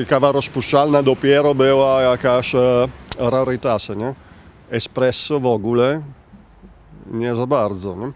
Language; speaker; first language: Polish; non-native, learner; Italian